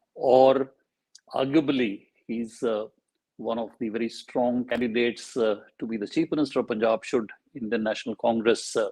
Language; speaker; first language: English; non-native, local second language; Punjabi